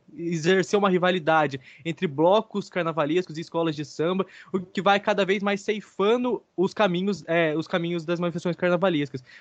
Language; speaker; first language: Portuguese; native; Portuguese